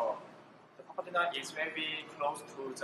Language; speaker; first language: English; non-native, learner; Chinese